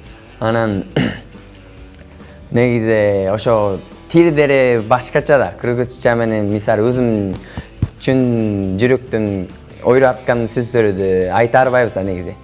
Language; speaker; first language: Kyrgyz; non-native, learner; Japanese